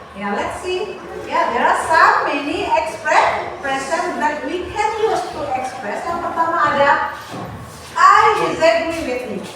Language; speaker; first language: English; non-native, fluent; Indonesian